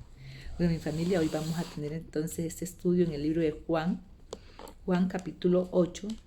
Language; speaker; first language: Spanish; native; Spanish